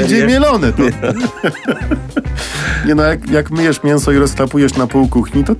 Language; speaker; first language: Polish; native; Polish